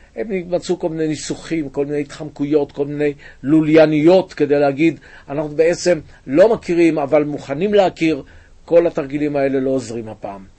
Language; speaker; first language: Hebrew; native; Hebrew